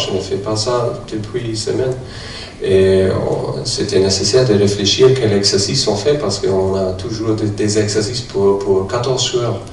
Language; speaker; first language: French; non-native, fluent; German